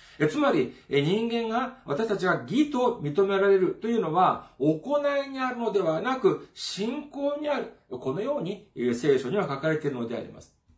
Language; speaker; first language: Japanese; non-native, fluent; Korean